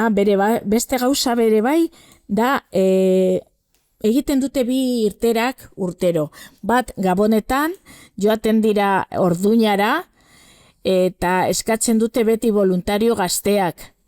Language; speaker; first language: Basque; non-native, local second language; Spanish